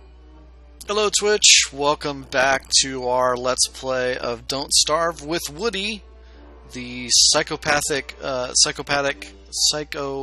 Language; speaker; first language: English; native; English